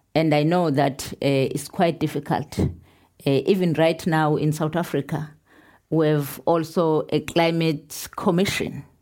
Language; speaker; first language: English; non-native, local second language; Xhosa